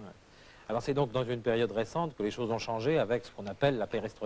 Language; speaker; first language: French; native; French